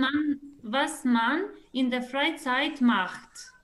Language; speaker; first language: German; non-native, learner; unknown